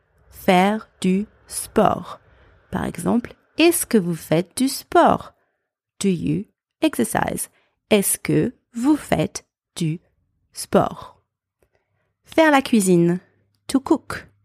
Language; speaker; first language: French; native; French